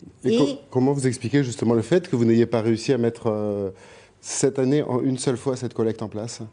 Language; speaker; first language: French; native; French